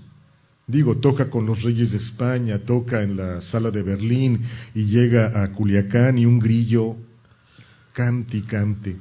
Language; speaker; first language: Spanish; native; Spanish